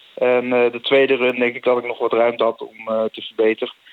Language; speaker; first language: Dutch; native; Dutch